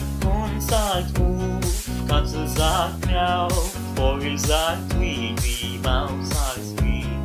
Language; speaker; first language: German; non-native, learner; Norwegian